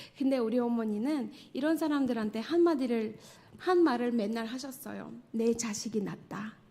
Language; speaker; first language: Korean; non-native, fluent; Tajik